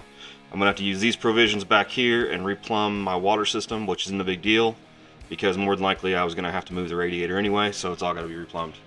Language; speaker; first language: English; native; English